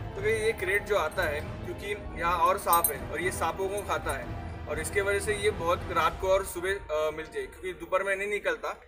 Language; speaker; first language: Hindi; non-native, local second language; Marathi